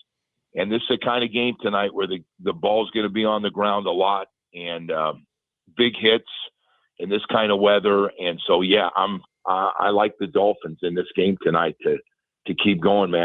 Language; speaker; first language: English; native; English